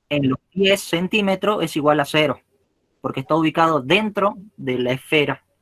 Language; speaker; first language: Spanish; native; Spanish